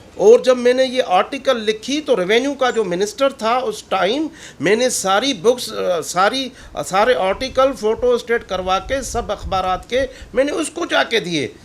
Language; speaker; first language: Urdu; non-native, local second language; Sindhi